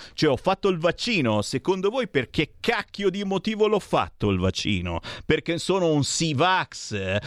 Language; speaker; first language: Italian; native; Italian